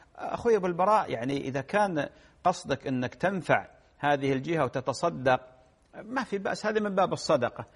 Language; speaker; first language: Arabic; native; Arabic